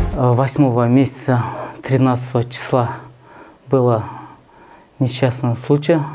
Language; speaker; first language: Russian; non-native, local second language; Kazakh